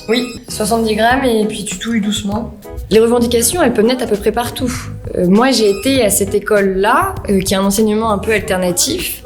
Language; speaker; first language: French; native; French